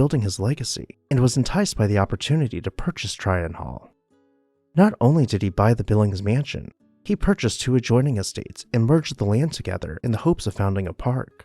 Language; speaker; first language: English; native; English